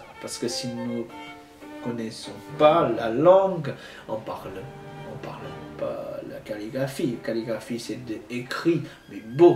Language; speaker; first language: French; non-native, fluent; Chinese